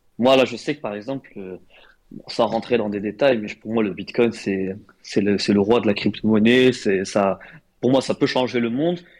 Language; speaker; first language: French; non-native, local second language; Arabic